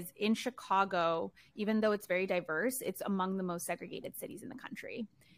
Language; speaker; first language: English; early bilingual, other home language; Spanish